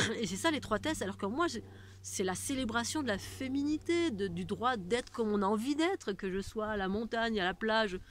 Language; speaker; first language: French; native; French